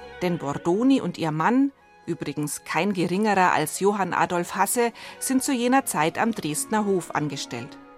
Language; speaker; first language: German; native; German